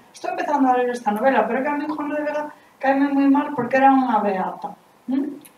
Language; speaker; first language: Galician; non-native, local second language; Spanish